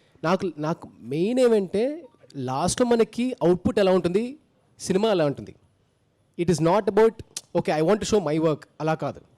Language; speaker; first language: Telugu; early bilingual, heritage; Telugu